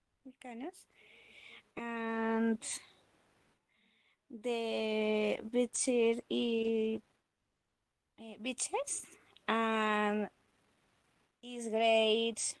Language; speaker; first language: English; non-native, learner; Spanish